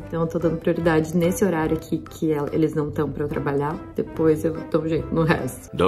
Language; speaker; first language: Portuguese; native; Portuguese